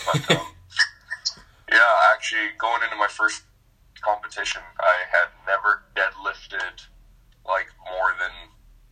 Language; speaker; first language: English; native; English